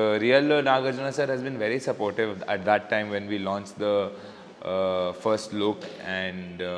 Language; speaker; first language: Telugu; non-native, local second language; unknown